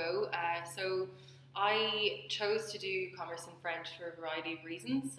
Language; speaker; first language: English; native; English